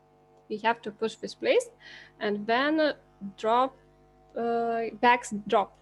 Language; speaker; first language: English; non-native, learner; Lithuanian